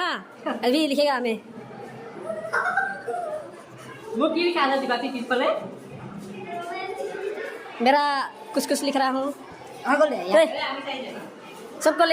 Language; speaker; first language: Hindi; non-native, local second language; Assamese